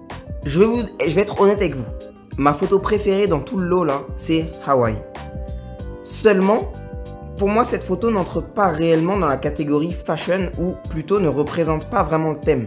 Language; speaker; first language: French; native; French